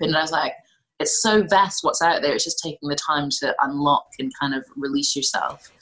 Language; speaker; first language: English; native; English